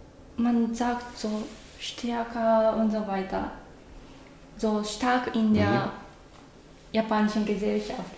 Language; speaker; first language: German; non-native, learner; Japanese